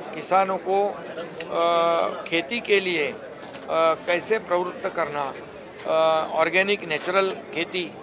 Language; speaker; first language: Hindi; non-native, local second language; Marathi